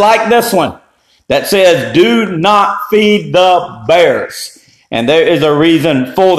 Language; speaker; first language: English; native; English